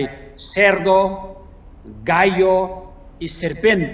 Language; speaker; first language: Spanish; non-native, learner; Tibetan